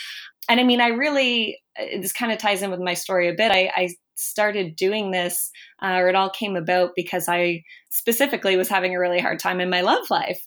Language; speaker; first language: English; native; English